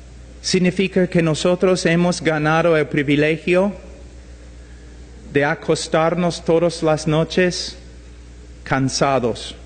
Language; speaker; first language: Spanish; non-native, fluent; English